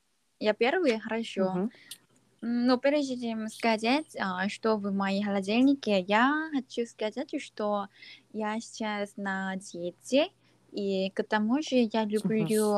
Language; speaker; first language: Russian; non-native, learner; Korean